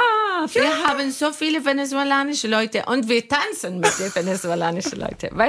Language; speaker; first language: German; non-native, learner; Arabic